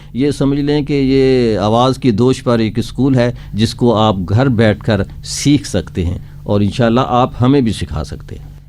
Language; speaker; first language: Urdu; non-native, local second language; Punjabi